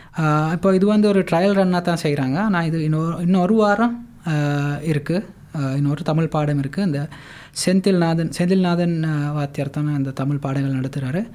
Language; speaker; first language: Tamil; non-native, local second language; Sinhala